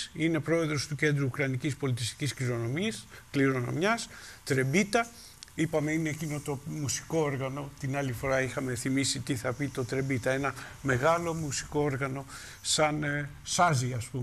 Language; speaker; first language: Greek; native; Greek